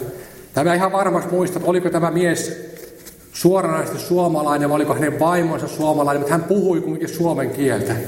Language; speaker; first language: Finnish; native; Finnish